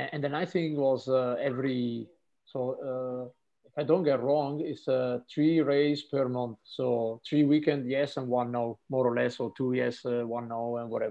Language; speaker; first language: English; non-native, fluent; Italian